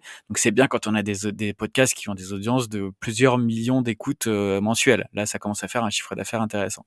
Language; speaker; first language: French; native; French